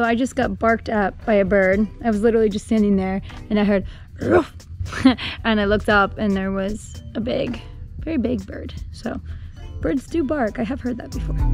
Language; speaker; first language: English; native; English